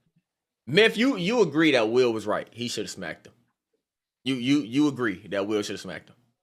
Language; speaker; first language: English; native; English